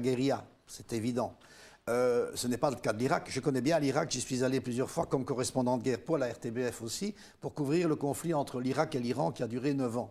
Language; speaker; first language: French; native; French